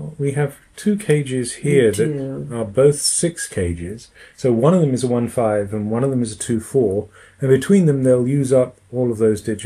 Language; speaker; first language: English; native; English